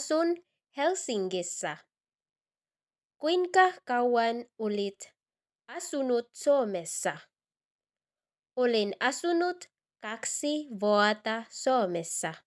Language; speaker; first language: Finnish; non-native, learner; Cebuano